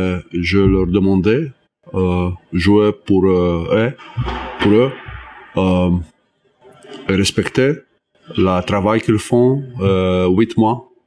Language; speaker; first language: French; non-native, learner; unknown